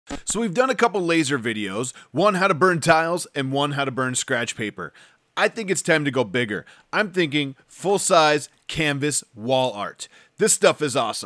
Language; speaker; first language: English; native; English